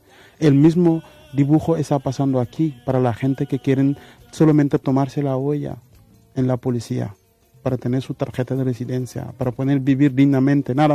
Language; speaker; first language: Spanish; non-native, fluent; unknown